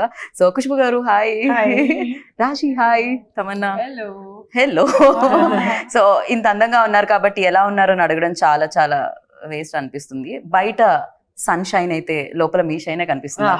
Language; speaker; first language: Telugu; native; Telugu